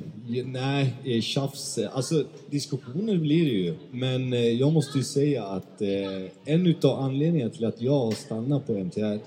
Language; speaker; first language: Swedish; early bilingual, other home language; Turkish